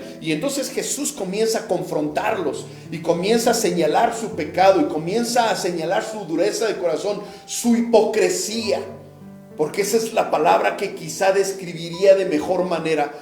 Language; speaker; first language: Spanish; native; Spanish